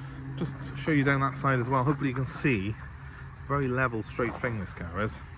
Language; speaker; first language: English; native; English